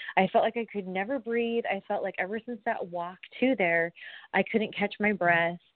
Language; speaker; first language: English; native; English